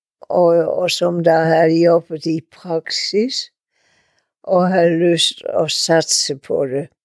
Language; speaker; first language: Danish; native; Danish